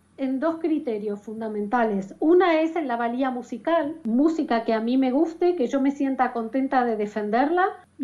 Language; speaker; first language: Spanish; native; Spanish